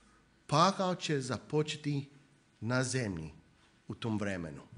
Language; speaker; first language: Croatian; non-native, fluent; English